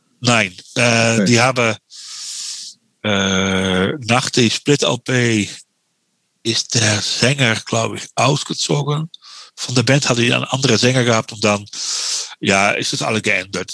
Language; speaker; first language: German; non-native, learner; Dutch